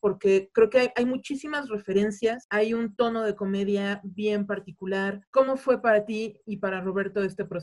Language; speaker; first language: Spanish; native; Spanish